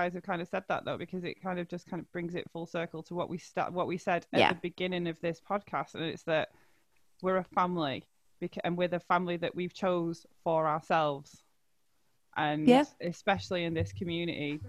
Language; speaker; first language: English; native; English